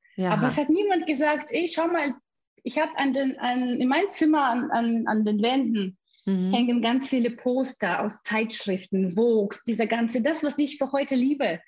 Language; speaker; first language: German; non-native, fluent; Russian